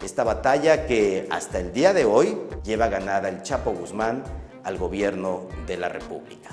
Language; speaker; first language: Spanish; native; Spanish